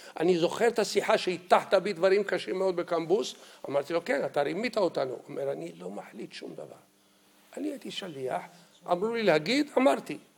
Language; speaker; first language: Hebrew; early bilingual, other home language; Arabic